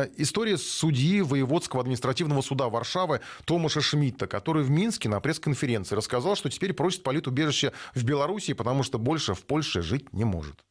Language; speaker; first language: Russian; native; Russian